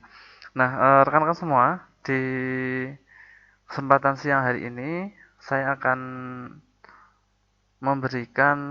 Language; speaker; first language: Indonesian; native; Indonesian